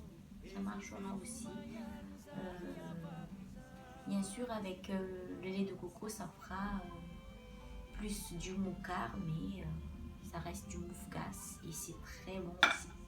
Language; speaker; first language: French; non-native, local second language; Malagasy